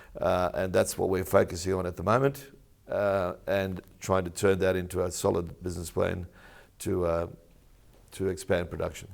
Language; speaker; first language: English; native; English